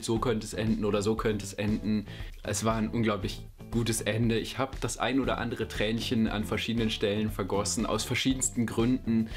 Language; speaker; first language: German; native; German